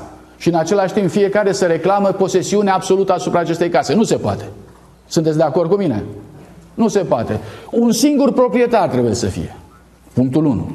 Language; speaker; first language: Romanian; native; Romanian